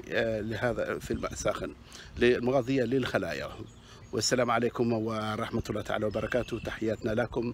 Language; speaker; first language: Arabic; native; Arabic